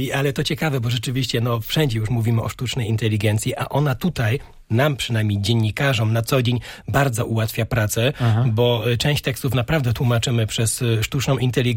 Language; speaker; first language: Polish; native; Polish